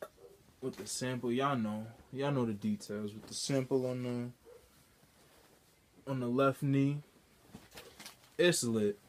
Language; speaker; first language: English; native; English